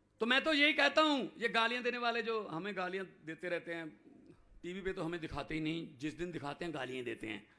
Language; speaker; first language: Hindi; non-native, local second language; Punjabi